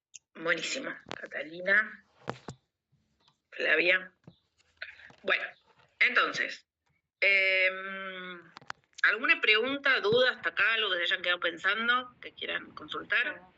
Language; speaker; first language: Spanish; native; Spanish